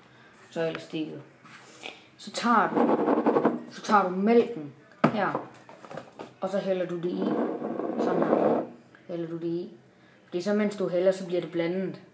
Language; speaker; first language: Danish; native; Danish